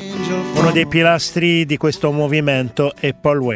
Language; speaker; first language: Italian; native; Italian